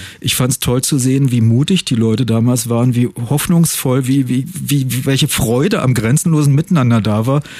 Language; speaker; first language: German; native; German